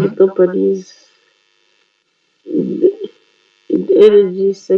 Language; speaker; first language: English; non-native, learner; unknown